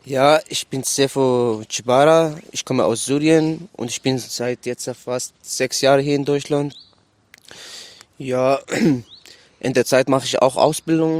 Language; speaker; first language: German; non-native, learner; Arabic